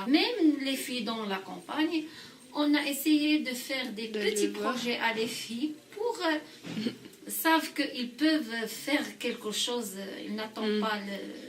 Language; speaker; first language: French; non-native, local second language; Arabic